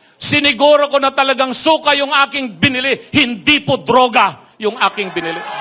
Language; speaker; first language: Filipino; non-native, local second language; Iloko